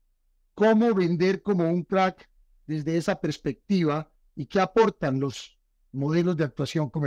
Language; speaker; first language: Spanish; native; Spanish